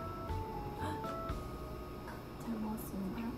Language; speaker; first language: Korean; non-native, fluent; Japanese